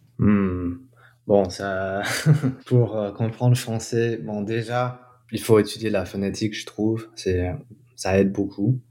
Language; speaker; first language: French; non-native, fluent; English